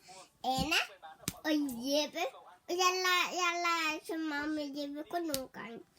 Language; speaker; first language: Danish; early bilingual, other home language; Vietnamese